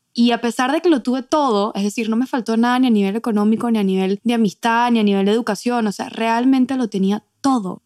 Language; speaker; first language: Spanish; native; Spanish